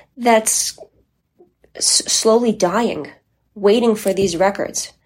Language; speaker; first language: English; early bilingual, other home language; Polish